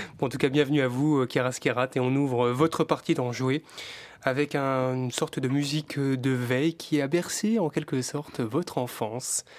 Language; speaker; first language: French; native; French